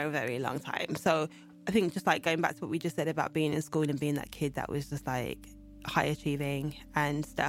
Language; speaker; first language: English; native; English